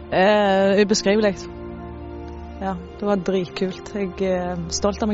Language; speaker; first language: Norwegian; native; Norwegian